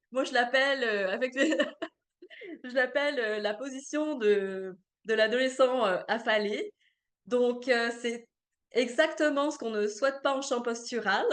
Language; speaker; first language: French; native; French